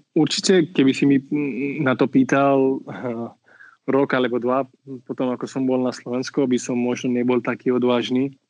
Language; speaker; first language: Slovak; non-native, fluent; Marathi